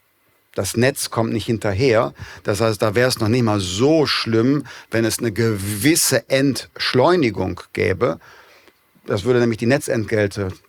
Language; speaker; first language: German; native; German